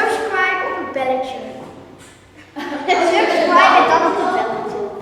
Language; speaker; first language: Dutch; early bilingual, other home language; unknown